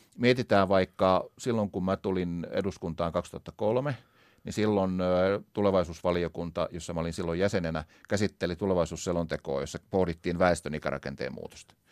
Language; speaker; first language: Finnish; native; Finnish